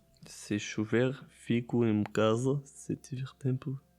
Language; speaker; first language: Portuguese; non-native, learner; German